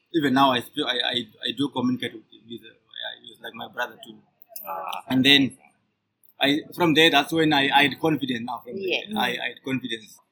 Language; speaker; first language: English; non-native, local second language; Shona